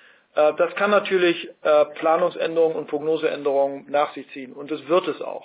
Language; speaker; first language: German; native; German